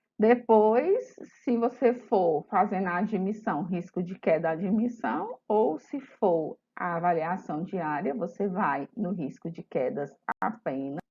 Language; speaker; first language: Portuguese; native; Portuguese